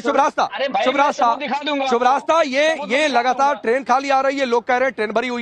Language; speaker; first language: Hindi; native; Hindi